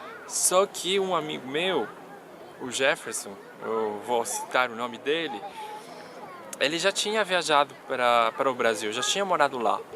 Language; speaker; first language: Portuguese; non-native, fluent; Spanish